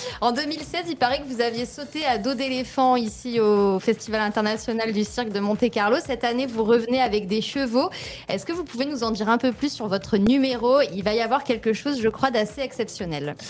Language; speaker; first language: French; native; French